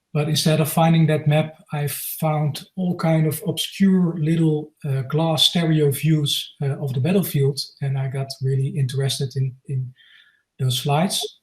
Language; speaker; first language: English; non-native, fluent; Dutch